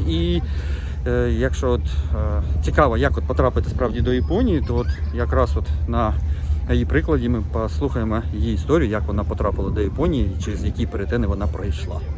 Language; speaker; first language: Ukrainian; native; Ukrainian